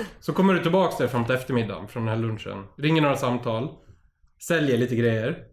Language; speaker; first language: Swedish; native; Swedish